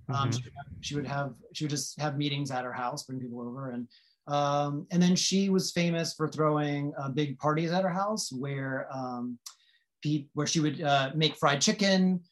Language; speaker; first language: English; native; English